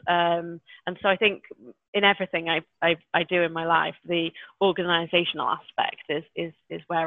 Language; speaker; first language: English; native; English